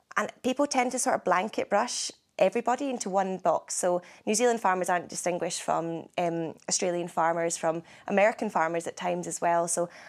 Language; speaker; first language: English; native; English